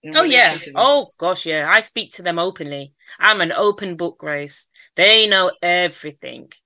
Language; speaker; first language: English; native; English